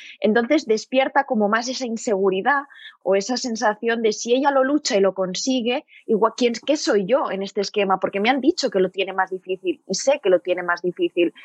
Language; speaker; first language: Spanish; native; Spanish